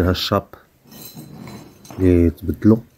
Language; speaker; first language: Arabic; native; Arabic